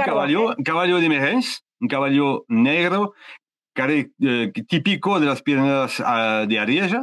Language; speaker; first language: Spanish; non-native, learner; French